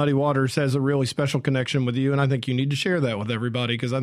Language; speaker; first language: English; native; English